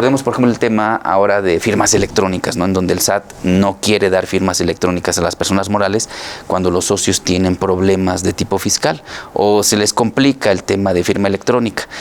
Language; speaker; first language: Spanish; native; Spanish